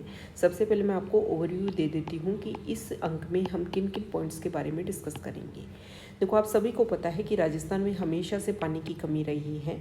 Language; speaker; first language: Hindi; native; Hindi